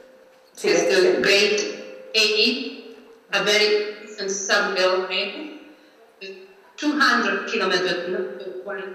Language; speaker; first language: English; non-native, learner; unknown